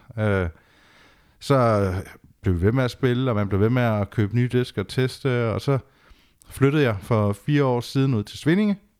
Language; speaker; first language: Danish; native; Danish